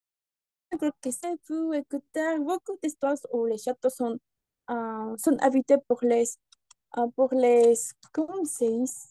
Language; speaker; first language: French; non-native, learner; Spanish